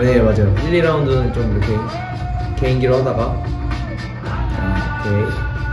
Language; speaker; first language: Korean; native; Korean